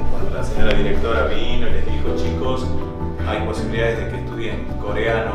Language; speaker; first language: Spanish; native; Spanish